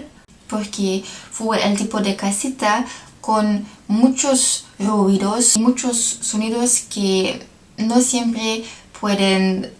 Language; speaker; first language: Spanish; non-native, learner; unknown